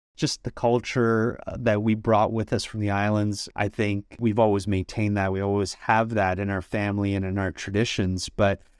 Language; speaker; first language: English; native; English